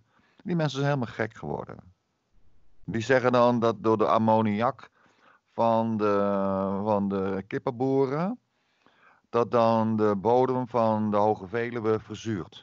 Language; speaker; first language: Dutch; native; Dutch